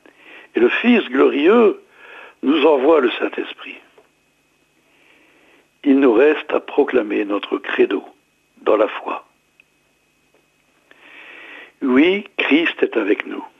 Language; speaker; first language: French; native; French